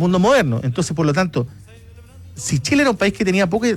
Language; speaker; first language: Spanish; native; Spanish